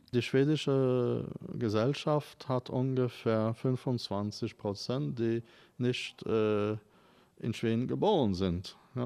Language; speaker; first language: German; non-native, fluent; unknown